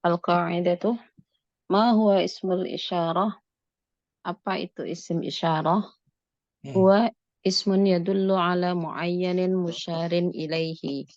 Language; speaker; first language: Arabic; non-native, learner; Indonesian